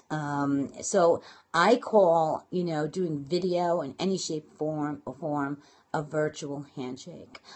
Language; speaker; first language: English; native; English